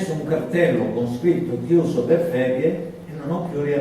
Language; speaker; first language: Italian; native; Italian